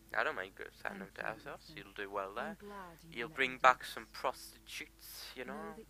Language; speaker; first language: English; native; English